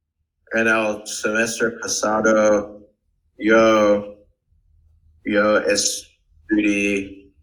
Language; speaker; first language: Spanish; non-native, learner; English